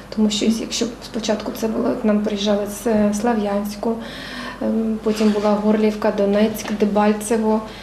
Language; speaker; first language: Ukrainian; non-native, local second language; Russian